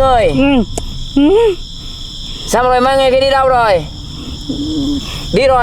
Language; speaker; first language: Vietnamese; non-native, learner; Indonesian